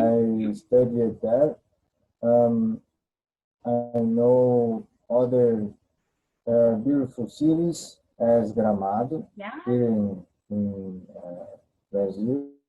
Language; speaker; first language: English; non-native, learner; Portuguese